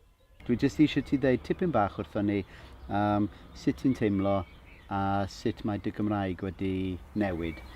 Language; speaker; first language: Welsh; native; Welsh